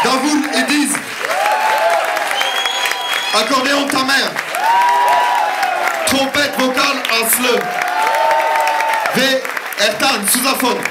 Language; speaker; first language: Turkish; non-native, fluent; French